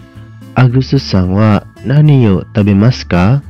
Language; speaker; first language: Japanese; non-native, fluent; Indonesian